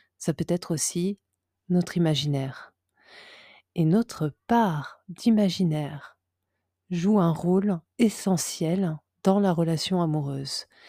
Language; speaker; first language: French; native; French